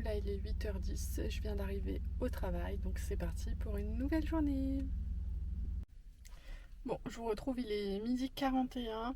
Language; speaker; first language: French; native; French